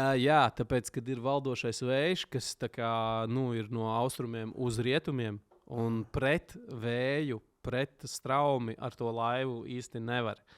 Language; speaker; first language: Latvian; native; Latvian